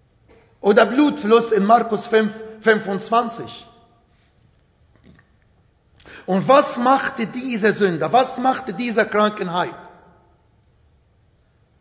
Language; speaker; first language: German; non-native, fluent; Arabic